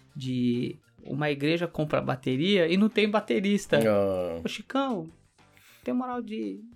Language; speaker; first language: Portuguese; native; Portuguese